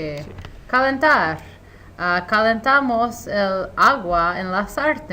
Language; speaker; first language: Spanish; non-native, fluent; English